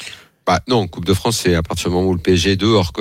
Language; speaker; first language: French; native; French